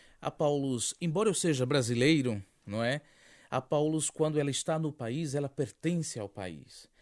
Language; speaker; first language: Portuguese; native; Portuguese